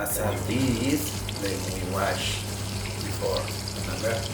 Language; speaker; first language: English; non-native, learner; Spanish